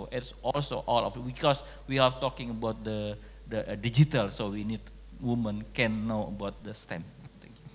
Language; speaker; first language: English; non-native, local second language; Indonesian